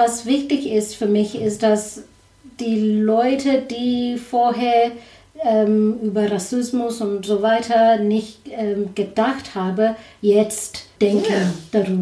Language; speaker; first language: German; non-native, learner; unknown